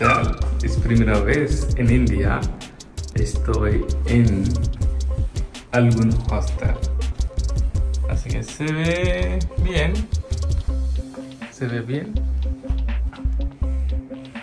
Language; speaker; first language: Spanish; non-native, fluent; Hindi